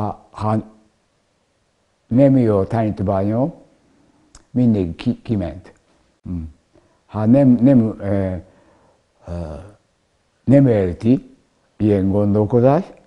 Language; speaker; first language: Hungarian; non-native, learner; Japanese